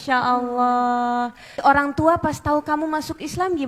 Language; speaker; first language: Indonesian; native; Indonesian